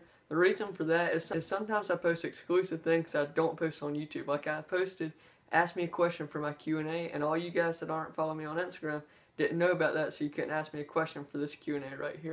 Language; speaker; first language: English; native; English